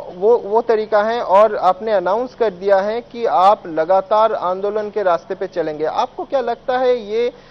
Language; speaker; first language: Hindi; non-native, local second language; Bangla